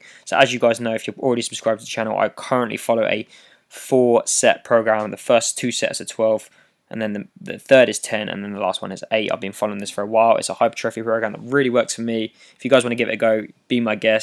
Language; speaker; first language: English; native; English